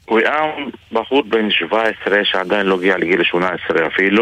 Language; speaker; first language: Hebrew; non-native, local second language; Arabic